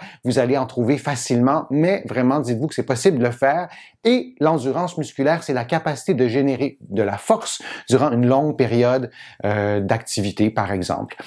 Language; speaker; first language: French; native; French